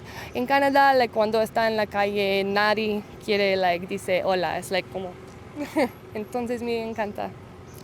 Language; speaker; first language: Spanish; non-native, learner; English